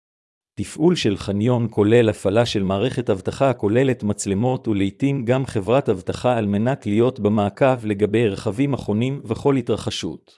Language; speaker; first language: Hebrew; native; Hebrew